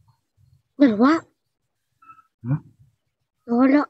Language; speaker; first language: Filipino; non-native, local second language; Cebuano